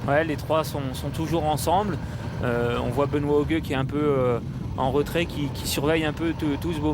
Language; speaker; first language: French; native; French